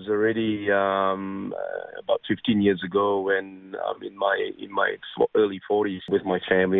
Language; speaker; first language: English; non-native, local second language; Min Nan Chinese